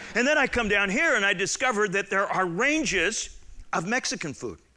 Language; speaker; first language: English; native; English